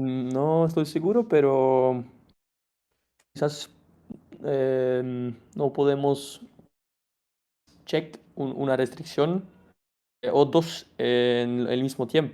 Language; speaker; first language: Spanish; non-native, fluent; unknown